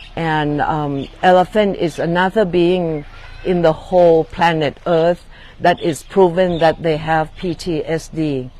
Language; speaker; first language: English; non-native, fluent; Thai